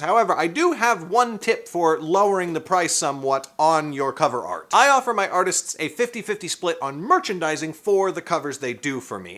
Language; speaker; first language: English; native; English